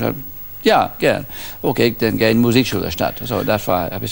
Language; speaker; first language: German; non-native, fluent; English